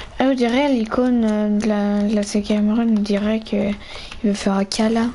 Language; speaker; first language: French; native; French